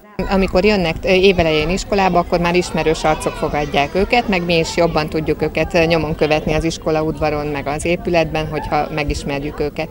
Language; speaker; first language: Hungarian; native; Hungarian